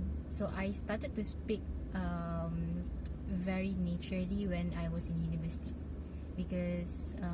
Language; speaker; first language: English; non-native, local second language; Malay